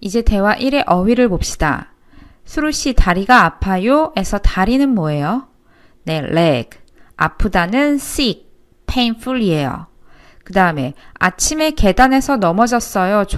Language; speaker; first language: Korean; native; Korean